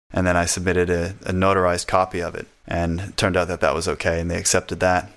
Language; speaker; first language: English; native; English